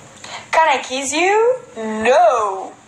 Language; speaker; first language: English; non-native, fluent; Spanish